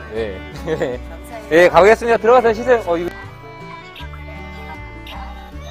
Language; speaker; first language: Korean; native; Korean